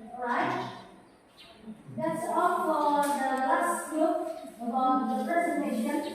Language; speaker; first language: English; non-native, learner; Indonesian